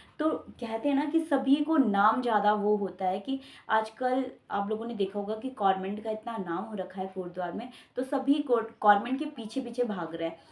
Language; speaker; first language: Hindi; native; Hindi